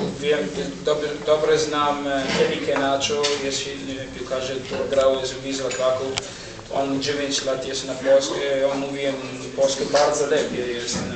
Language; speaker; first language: Polish; non-native, learner; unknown